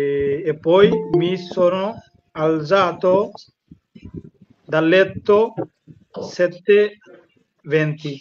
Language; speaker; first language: Italian; non-native, learner; Bangla